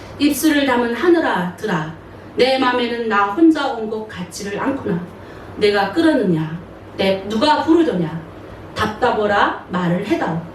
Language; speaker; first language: Korean; native; Korean